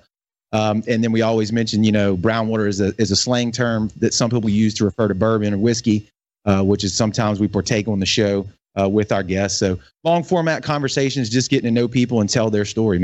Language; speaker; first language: English; native; English